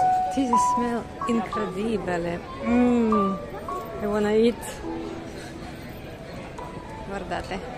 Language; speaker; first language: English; non-native, learner; Russian